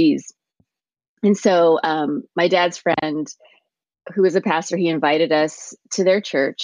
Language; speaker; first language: English; early bilingual, other home language; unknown